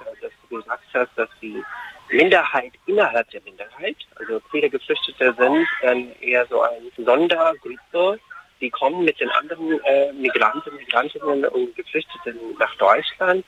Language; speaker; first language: German; non-native, fluent; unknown